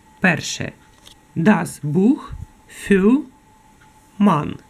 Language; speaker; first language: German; non-native, fluent; Ukrainian